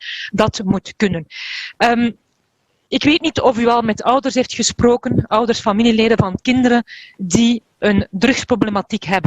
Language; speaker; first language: Dutch; native; Dutch